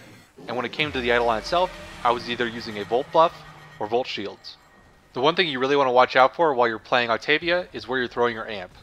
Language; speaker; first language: English; native; English